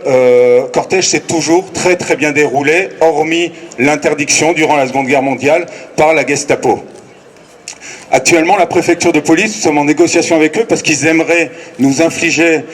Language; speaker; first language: French; native; French